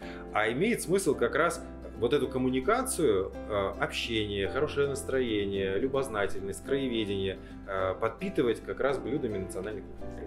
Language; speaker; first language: Russian; native; Russian